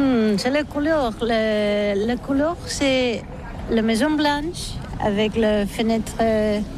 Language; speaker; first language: French; non-native, learner; Catalan